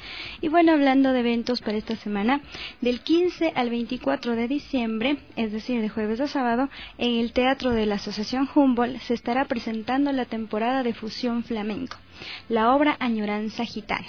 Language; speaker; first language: Spanish; native; Spanish